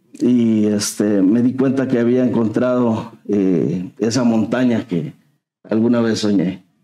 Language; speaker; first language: Spanish; native; Spanish